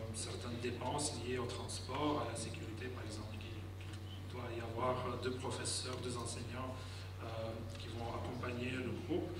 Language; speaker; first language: French; non-native, fluent; Lithuanian